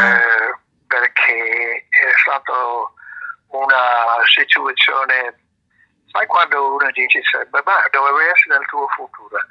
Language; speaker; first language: Italian; non-native, fluent; English